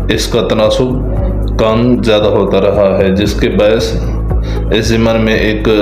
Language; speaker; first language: Urdu; native; Urdu